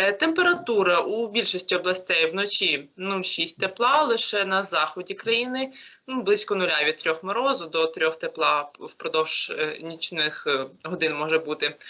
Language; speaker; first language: Ukrainian; native; Ukrainian